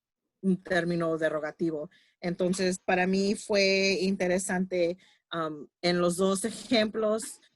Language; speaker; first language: Spanish; early bilingual, heritage; Spanish